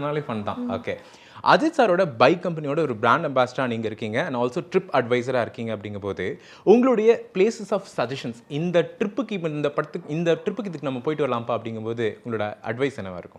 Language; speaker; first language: Tamil; native; Tamil